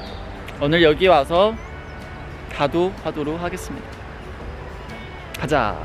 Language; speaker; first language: Korean; non-native, fluent; Chinese